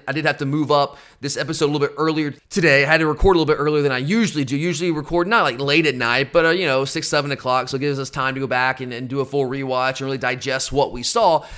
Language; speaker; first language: English; native; English